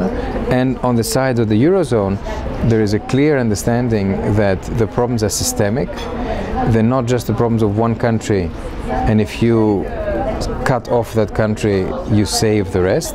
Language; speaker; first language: English; non-native, fluent; Greek